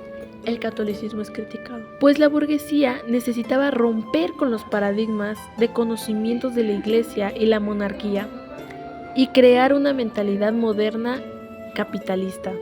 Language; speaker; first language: Spanish; native; Spanish